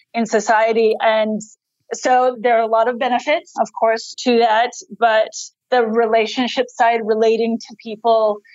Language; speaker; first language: English; native; English